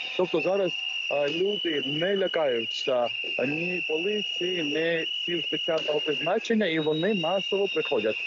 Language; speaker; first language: Ukrainian; non-native, fluent; Georgian